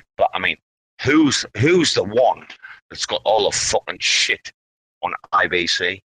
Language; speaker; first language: English; native; English